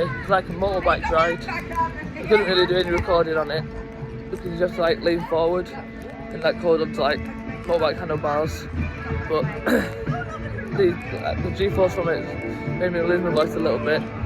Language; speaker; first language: English; native; English